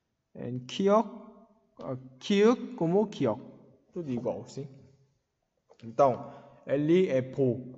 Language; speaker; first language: Portuguese; non-native, learner; Korean